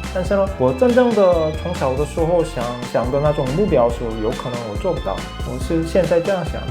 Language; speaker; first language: Chinese; non-native, fluent; Korean